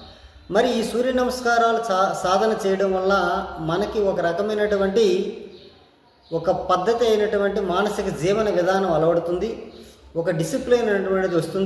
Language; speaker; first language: Telugu; native; Telugu